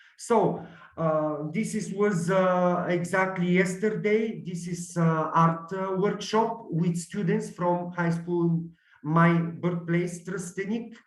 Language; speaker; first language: English; non-native, learner; Bulgarian